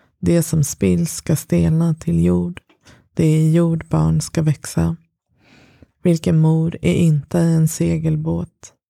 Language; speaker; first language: Swedish; early bilingual, other home language; Persian